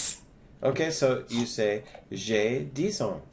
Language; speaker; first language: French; non-native, learner; English